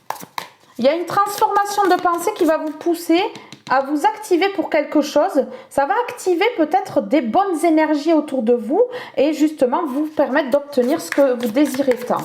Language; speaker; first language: French; native; French